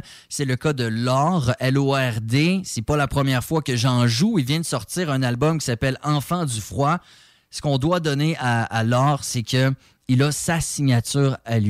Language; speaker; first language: French; native; French